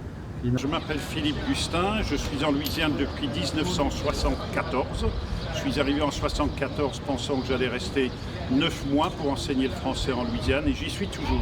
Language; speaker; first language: French; native; French